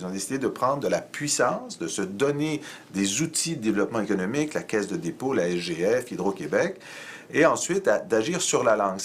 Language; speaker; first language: French; native; French